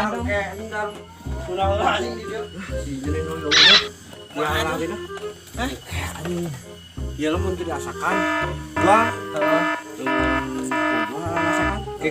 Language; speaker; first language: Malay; non-native, local second language; Sundanese